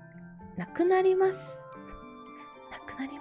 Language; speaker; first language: Japanese; non-native, learner; English